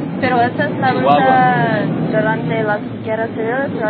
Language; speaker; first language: Spanish; non-native, learner; English